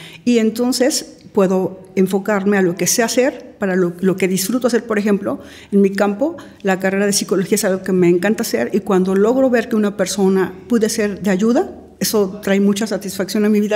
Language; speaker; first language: Spanish; native; Spanish